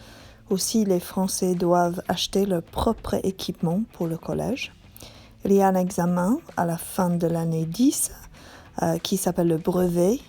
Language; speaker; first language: French; non-native, learner; English